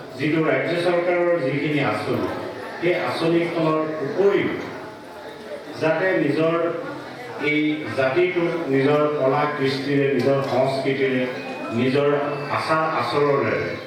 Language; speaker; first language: Assamese; non-native, local second language; Mising